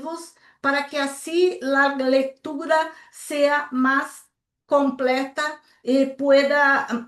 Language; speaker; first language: Spanish; non-native, local second language; Portuguese